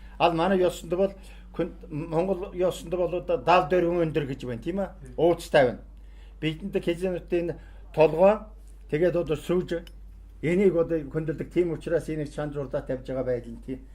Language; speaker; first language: Mongolian; non-native, local second language; Kazakh